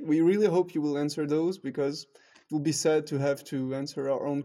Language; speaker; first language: English; non-native, fluent; French